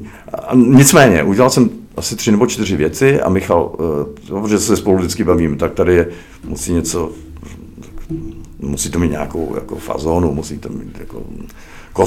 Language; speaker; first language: Czech; native; Czech